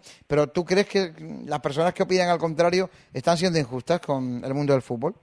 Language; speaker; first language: Spanish; native; Spanish